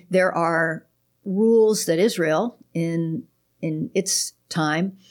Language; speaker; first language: English; native; English